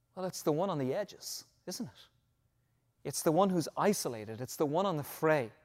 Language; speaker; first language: English; native; English